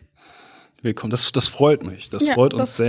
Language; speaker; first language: German; native; German